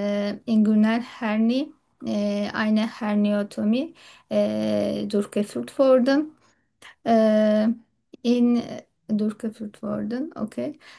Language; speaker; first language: German; non-native, learner; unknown